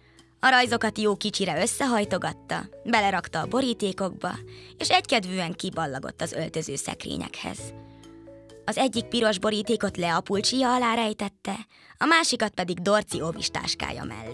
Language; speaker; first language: Hungarian; native; Hungarian